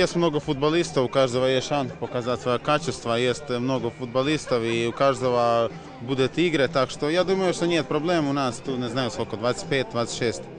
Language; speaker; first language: Russian; non-native, fluent; Croatian